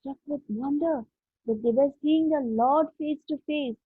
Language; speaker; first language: English; non-native, local second language; Hindi